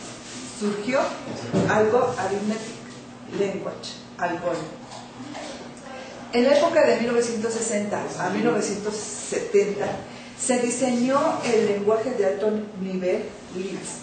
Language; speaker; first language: Spanish; native; Spanish